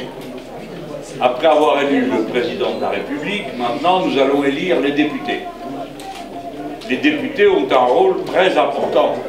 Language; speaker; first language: French; native; French